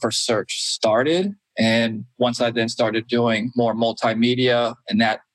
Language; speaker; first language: English; native; English